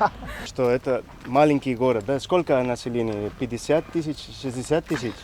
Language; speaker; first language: Russian; non-native, learner; Spanish